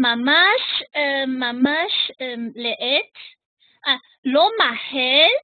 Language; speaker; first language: Hebrew; non-native, learner; German